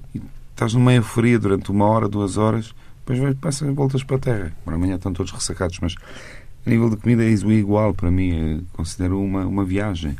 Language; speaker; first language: Portuguese; non-native, fluent; Bosnian